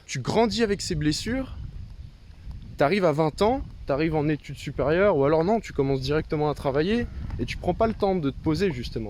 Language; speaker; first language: French; native; French